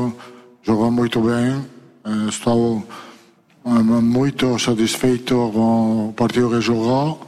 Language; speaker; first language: Portuguese; non-native, fluent; Italian